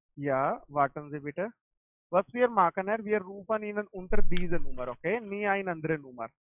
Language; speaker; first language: German; non-native, learner; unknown